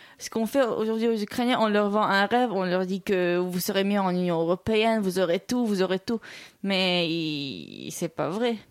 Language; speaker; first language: French; non-native, local second language; Russian